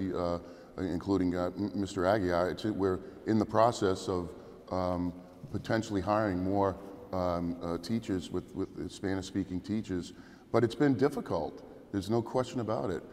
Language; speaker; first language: English; native; English